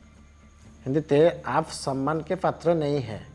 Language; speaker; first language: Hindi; non-native, local second language; Bangla